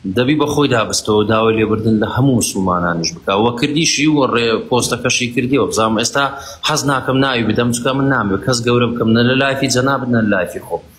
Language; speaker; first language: Central Kurdish; native; Central Kurdish